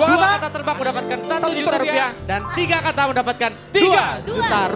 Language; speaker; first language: Indonesian; native; Indonesian